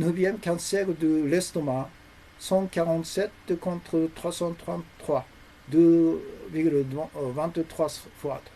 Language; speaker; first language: French; non-native, learner; Japanese